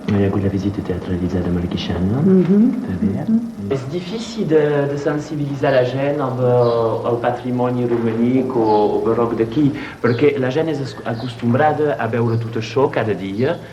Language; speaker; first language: Catalan; non-native, local second language; French